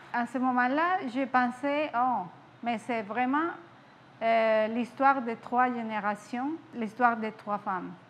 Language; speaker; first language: French; non-native, fluent; Spanish